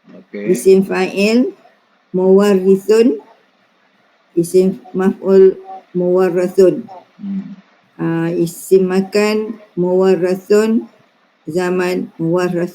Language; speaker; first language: Arabic; non-native, learner; Malay